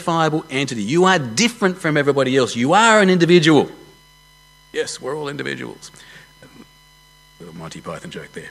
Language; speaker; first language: English; native; English